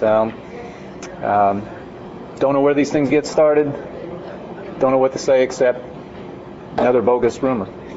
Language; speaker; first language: English; native; English